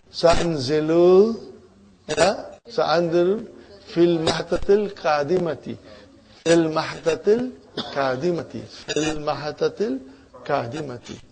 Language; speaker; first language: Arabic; non-native, fluent; Urdu